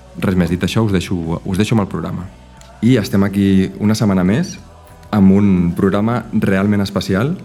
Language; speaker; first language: Catalan; native; Catalan